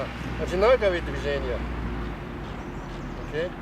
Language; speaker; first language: Russian; non-native, learner; Chinese